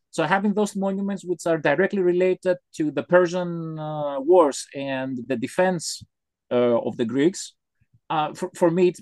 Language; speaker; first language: English; non-native, fluent; Greek